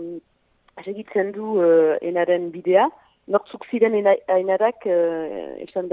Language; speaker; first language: Basque; non-native, local second language; French